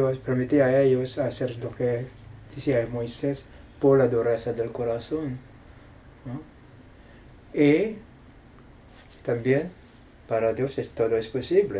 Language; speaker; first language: Spanish; non-native, fluent; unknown